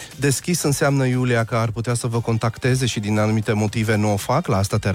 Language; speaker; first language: Romanian; native; Romanian